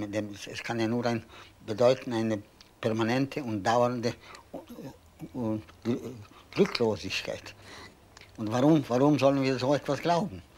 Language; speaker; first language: German; non-native, fluent; Polish